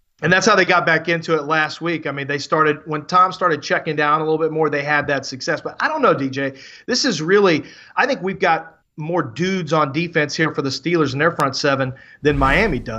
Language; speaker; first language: English; native; English